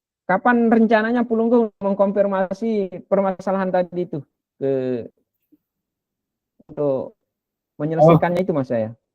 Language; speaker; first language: Indonesian; non-native, local second language; Sasak